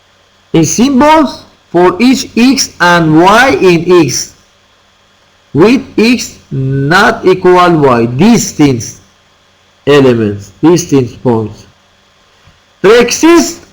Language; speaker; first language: English; non-native, fluent; Persian